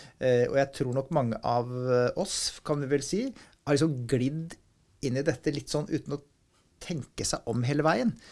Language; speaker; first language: Norwegian; native; Norwegian